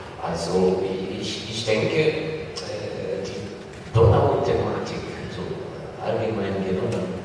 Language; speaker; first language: German; non-native, fluent; Ukrainian